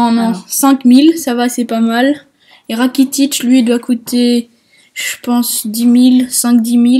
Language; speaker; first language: French; native; French